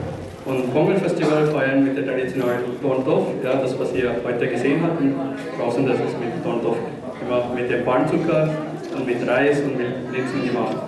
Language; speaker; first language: German; non-native, learner; Tamil